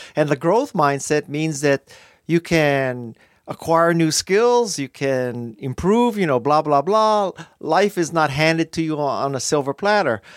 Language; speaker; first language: English; native; English